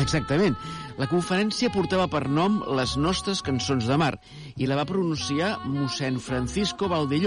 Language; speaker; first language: Catalan; native; Catalan